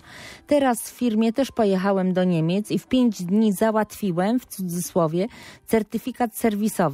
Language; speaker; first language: Polish; native; Polish